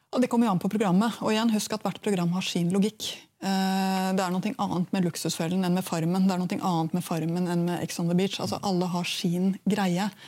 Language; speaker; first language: Norwegian; native; Norwegian